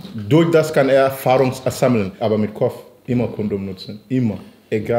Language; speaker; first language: German; native; German